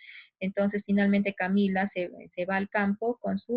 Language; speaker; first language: Spanish; native; Spanish